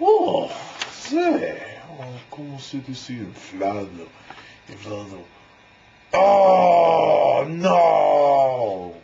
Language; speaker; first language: Spanish; non-native, learner; English